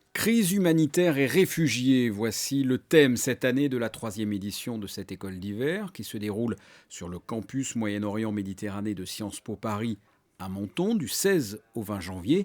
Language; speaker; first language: French; native; French